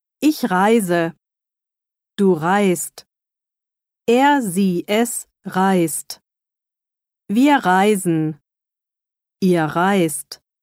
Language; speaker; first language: German; native; German